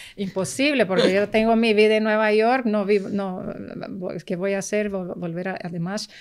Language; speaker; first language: Spanish; early bilingual, heritage; Spanish